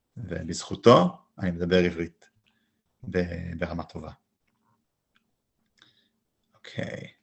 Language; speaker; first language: Hebrew; non-native, fluent; English